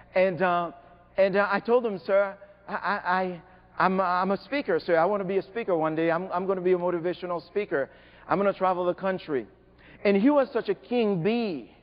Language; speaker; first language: English; non-native, fluent; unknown